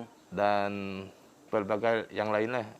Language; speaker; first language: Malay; non-native, local second language; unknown